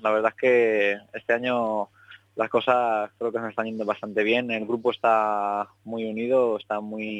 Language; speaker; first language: Spanish; native; Spanish